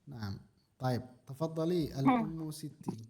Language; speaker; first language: Arabic; non-native, fluent; Indonesian